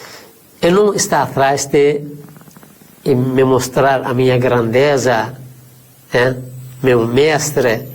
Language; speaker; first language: Portuguese; non-native, fluent; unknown